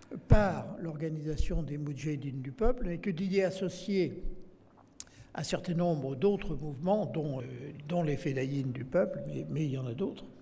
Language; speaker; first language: French; native; French